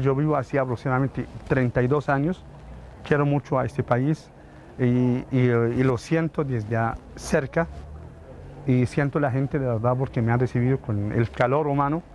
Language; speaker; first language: Spanish; non-native, fluent; Arabic